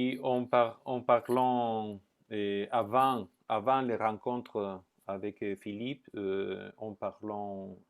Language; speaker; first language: French; non-native, fluent; Spanish